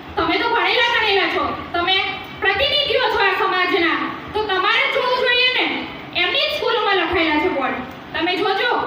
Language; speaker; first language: Gujarati; non-native, local second language; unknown